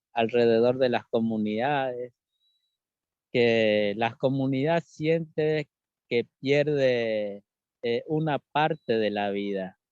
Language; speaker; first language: Spanish; non-native, local second language; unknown